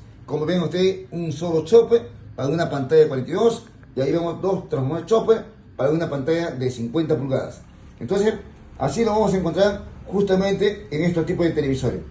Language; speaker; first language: Spanish; native; Spanish